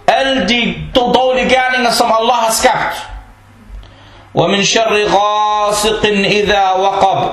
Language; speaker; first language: Danish; early bilingual, other home language; Arabic